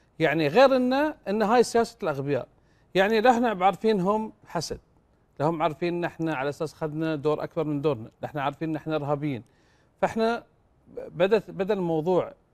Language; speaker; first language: Arabic; native; Arabic